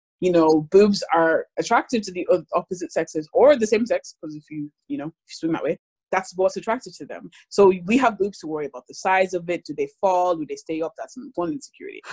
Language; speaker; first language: English; native; English